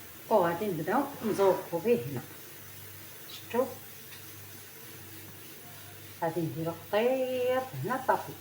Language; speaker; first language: Arabic; native; Arabic